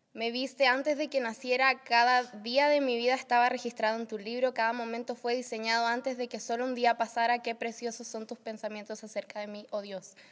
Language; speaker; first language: Spanish; native; Spanish